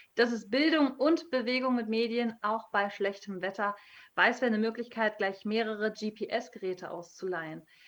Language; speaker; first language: German; native; German